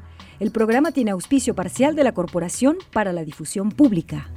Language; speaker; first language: Spanish; native; Spanish